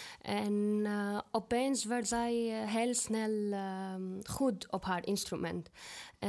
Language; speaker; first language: Dutch; non-native, fluent; Arabic